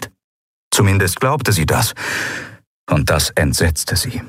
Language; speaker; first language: German; native; German